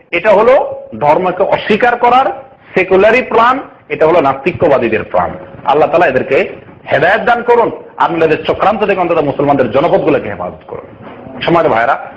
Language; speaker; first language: Bangla; native; Bangla